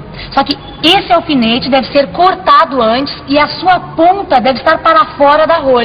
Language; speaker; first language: Portuguese; native; Portuguese